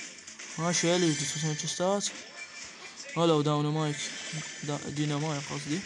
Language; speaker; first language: Arabic; native; Arabic